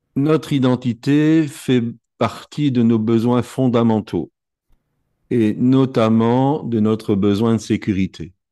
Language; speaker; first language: French; native; French